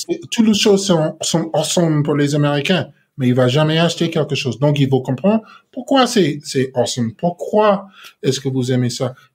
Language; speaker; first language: French; non-native, learner; English